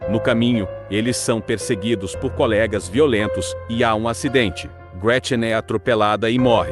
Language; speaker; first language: Portuguese; native; Portuguese